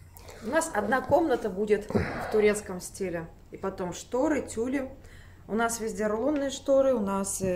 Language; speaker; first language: Russian; native; Russian